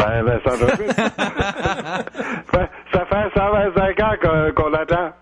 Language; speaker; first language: French; native; French